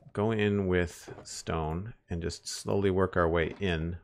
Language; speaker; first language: English; native; English